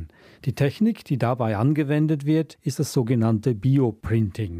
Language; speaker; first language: German; native; German